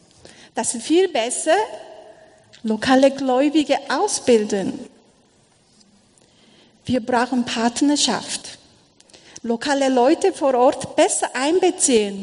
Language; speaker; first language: German; non-native, learner; Korean